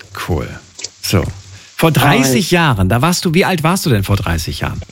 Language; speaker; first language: German; native; German